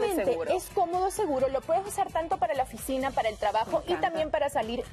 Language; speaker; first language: Spanish; native; Spanish